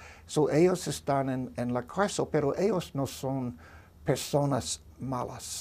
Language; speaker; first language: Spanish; non-native, fluent; English